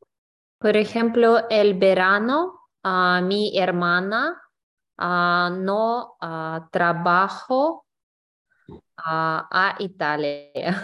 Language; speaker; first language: Spanish; non-native, learner; English